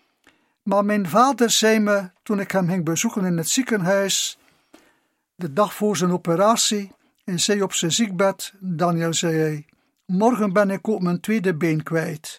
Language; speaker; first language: Dutch; native; Dutch